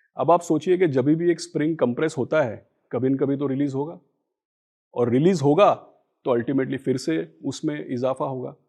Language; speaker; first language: Hindi; non-native, local second language; Gujarati